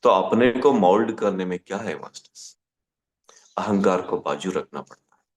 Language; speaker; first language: Hindi; non-native, local second language; Kannada